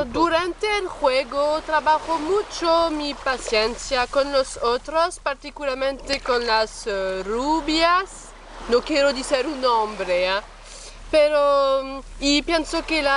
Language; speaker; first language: Spanish; non-native, learner; French